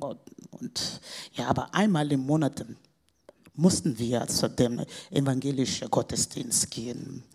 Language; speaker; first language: German; non-native, fluent; Portuguese